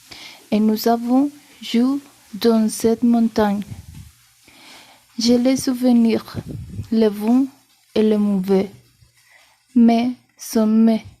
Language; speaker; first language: French; non-native, learner; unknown